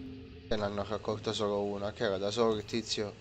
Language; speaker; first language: Italian; native; Italian